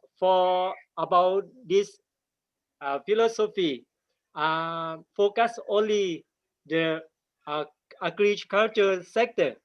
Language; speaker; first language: English; non-native, learner; Thai